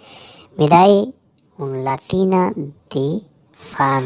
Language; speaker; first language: Italian; non-native, learner; Urdu